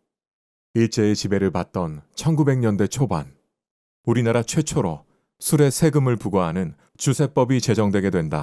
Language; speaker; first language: Korean; native; Korean